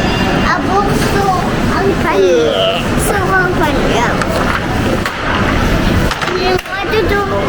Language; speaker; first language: French; early bilingual, heritage; French